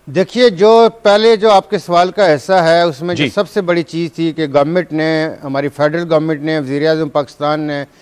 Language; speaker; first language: Urdu; non-native, local second language; Punjabi